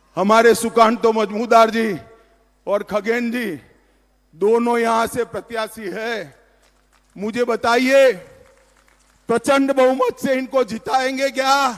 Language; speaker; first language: Hindi; non-native, local second language; Gujarati